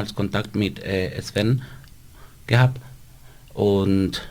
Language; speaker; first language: German; non-native, fluent; Spanish